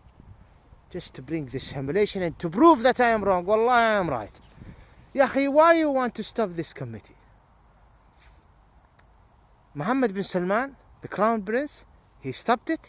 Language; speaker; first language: English; non-native, fluent; Arabic